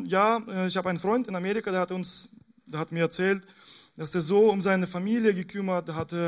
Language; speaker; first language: German; non-native, fluent; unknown